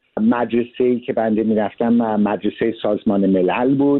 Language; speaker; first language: Persian; early bilingual, heritage; Persian